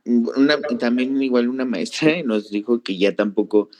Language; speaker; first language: Spanish; native; Spanish